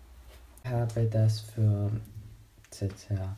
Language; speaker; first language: German; non-native, learner; Slovak